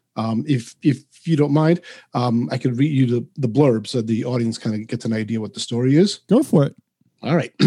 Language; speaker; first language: English; early bilingual, other home language; Spanish